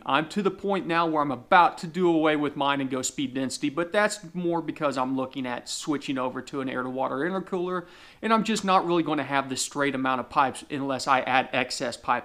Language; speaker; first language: English; native; English